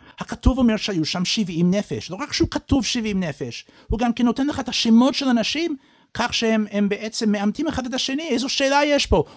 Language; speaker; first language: Hebrew; non-native, fluent; English